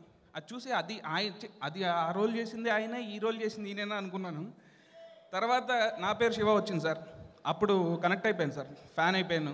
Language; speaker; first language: Telugu; native; Telugu